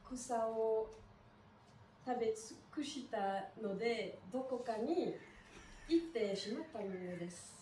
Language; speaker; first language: Japanese; non-native, learner; French